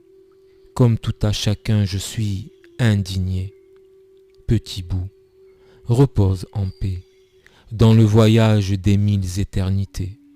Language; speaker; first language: French; native; French